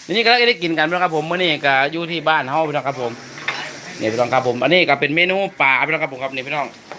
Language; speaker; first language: Thai; native; Thai